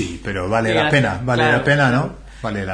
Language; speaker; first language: Spanish; non-native, fluent; English